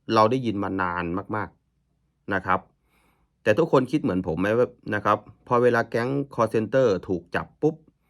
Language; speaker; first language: Thai; native; Thai